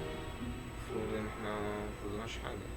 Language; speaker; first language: Arabic; native; Arabic